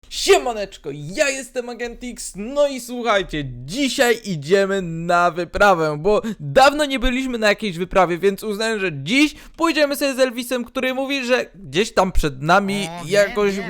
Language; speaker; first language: Polish; native; Polish